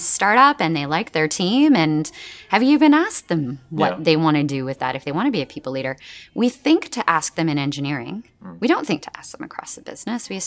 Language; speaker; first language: English; native; English